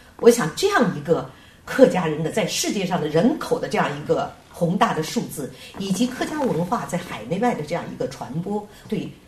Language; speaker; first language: Chinese; native; Chinese